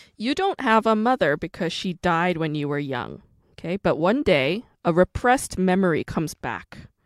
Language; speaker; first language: English; non-native, fluent; Korean